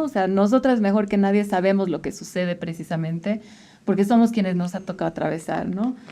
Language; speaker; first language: Spanish; native; Spanish